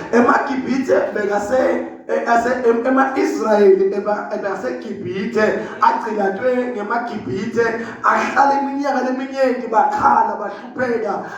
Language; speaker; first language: Zulu; non-native, local second language; Swati